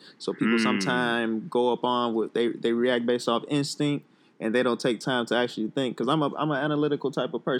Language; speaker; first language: English; native; English